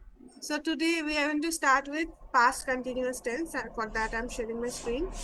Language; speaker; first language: English; non-native, fluent; Hindi